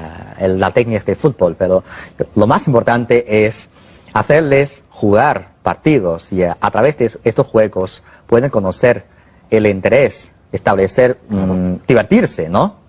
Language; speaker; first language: Spanish; non-native, fluent; Chinese